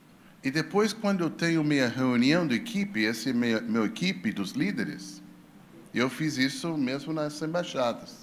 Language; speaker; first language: Portuguese; non-native, fluent; English